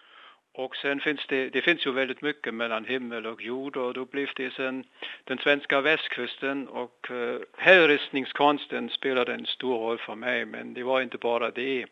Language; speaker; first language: Swedish; non-native, fluent; German